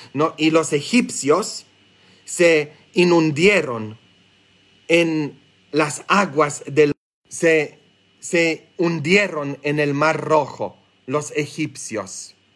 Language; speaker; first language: Spanish; non-native, fluent; English